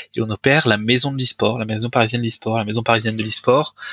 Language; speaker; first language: French; native; French